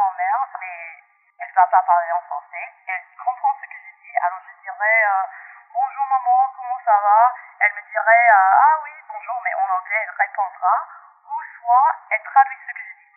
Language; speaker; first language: French; non-native, local second language; English